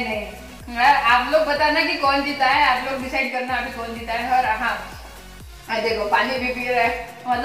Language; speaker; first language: Hindi; non-native, local second language; Marathi